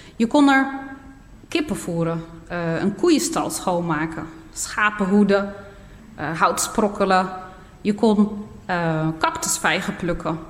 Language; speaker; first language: Dutch; early bilingual, other home language; Berber languages